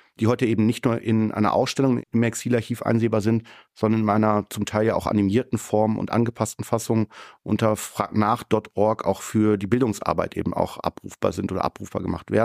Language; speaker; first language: German; native; German